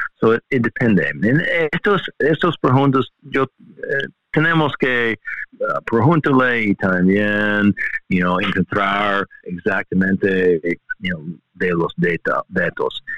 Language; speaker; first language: Spanish; non-native, learner; English